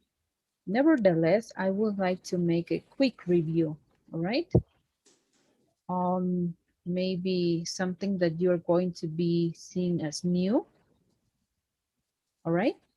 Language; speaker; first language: English; non-native, fluent; Spanish